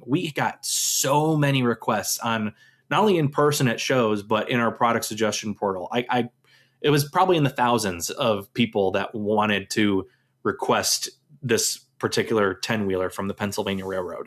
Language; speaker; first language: English; native; English